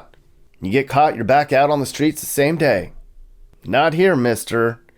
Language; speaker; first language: English; native; English